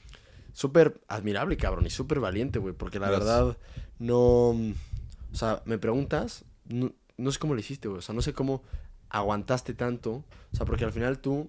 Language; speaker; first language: Spanish; native; Spanish